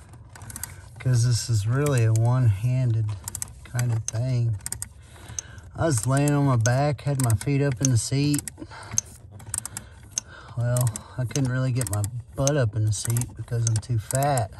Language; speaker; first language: English; native; English